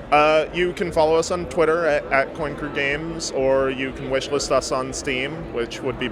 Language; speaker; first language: English; native; English